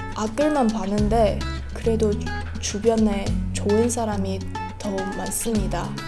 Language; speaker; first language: Korean; non-native, learner; Chinese